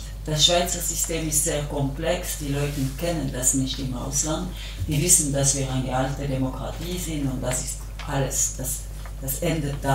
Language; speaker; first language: German; non-native, local second language; French